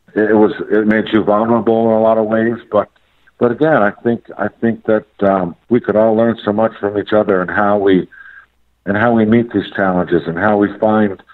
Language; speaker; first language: English; native; English